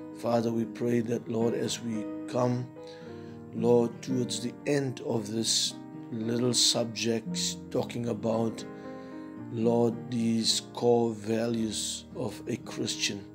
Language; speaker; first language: English; non-native, local second language; Afrikaans